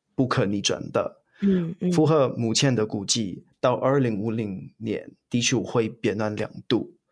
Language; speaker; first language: Chinese; non-native, fluent; English